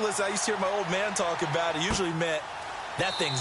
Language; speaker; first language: English; native; English